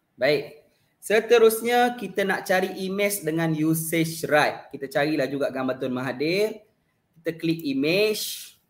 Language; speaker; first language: Malay; native; Malay